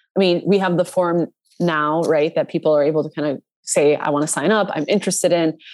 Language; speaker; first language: English; native; English